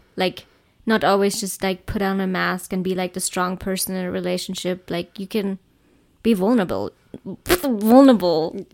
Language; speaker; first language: English; non-native, fluent; German